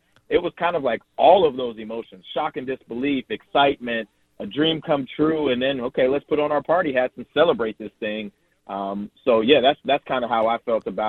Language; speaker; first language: English; native; English